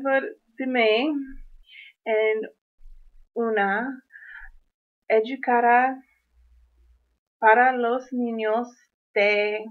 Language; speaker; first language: Spanish; non-native, learner; English